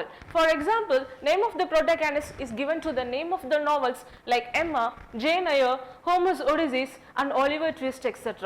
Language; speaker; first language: English; non-native, local second language; Tamil